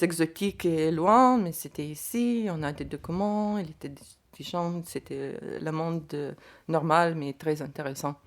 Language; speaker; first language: French; non-native, learner; Lithuanian